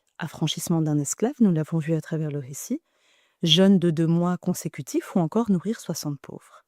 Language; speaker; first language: French; native; French